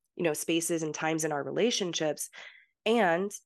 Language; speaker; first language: English; early bilingual, heritage; English